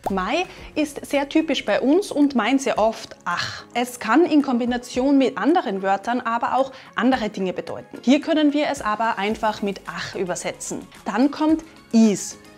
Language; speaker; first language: German; native; German